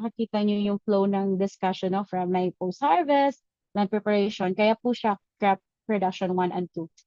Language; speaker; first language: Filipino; native; Filipino